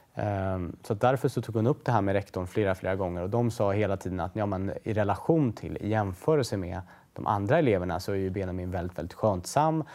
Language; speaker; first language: Swedish; native; Swedish